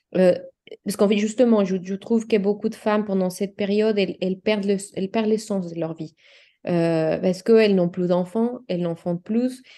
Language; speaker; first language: French; non-native, fluent; Spanish